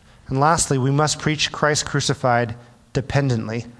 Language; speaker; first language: English; early bilingual, other home language; Chinese